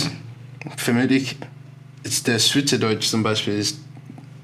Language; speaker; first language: German; non-native, learner; English